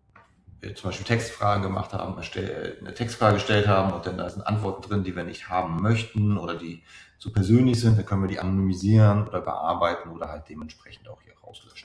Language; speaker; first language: German; native; German